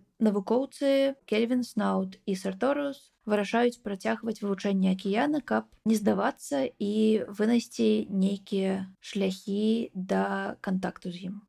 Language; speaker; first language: Belarusian; non-native, local second language; Russian